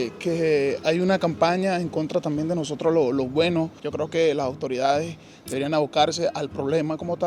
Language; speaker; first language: Spanish; native; Spanish